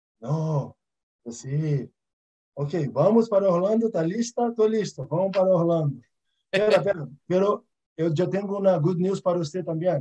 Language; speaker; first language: Portuguese; early bilingual, other home language; Arabic